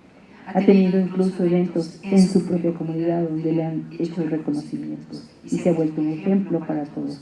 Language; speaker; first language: Spanish; native; Spanish